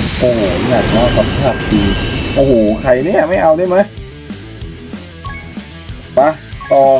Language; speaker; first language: Thai; native; Thai